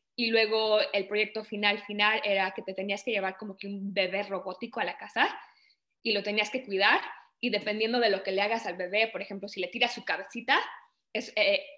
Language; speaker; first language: Spanish; early bilingual, other home language; English